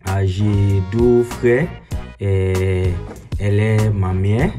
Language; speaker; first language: French; non-native, learner; Yoruba